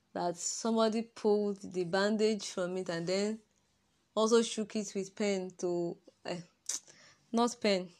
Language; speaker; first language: English; non-native, local second language; Yoruba